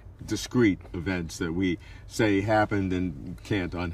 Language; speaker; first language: English; native; English